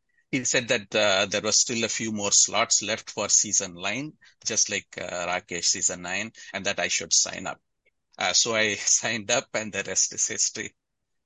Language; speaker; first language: English; non-native, local second language; Tamil